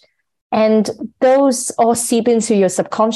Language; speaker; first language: English; non-native, local second language; Cantonese